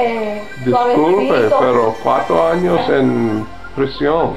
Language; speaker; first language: Spanish; non-native, learner; English